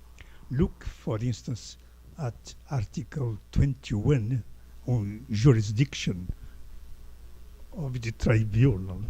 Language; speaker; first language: English; non-native, fluent; Portuguese